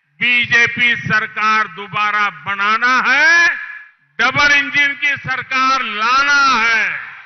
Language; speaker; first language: Hindi; non-native, local second language; Gujarati